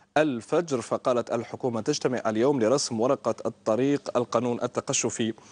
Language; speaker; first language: Arabic; native; Arabic